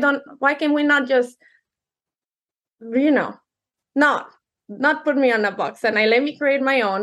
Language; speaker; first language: English; non-native, fluent; Spanish